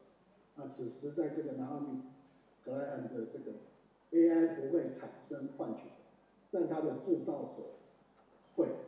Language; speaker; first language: Chinese; native; Chinese